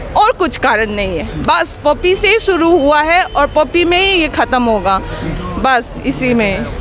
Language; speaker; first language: Hindi; non-native, local second language; Manipuri